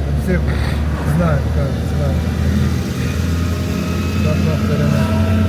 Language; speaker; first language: Russian; non-native, local second language; Uzbek